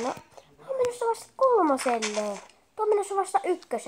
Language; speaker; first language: Finnish; native; Finnish